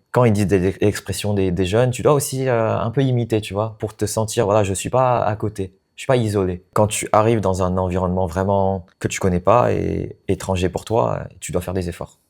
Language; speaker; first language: French; non-native, fluent; Chinese